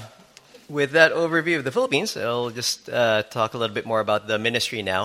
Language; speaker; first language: English; non-native, local second language; Filipino